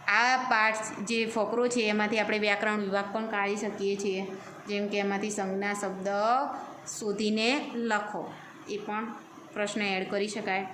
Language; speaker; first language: Hindi; non-native, local second language; Gujarati